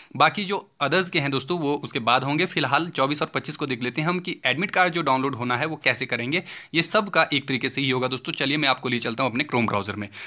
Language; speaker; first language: Hindi; native; Hindi